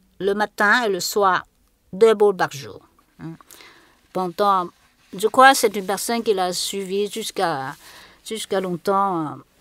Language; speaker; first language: French; non-native, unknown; Chinese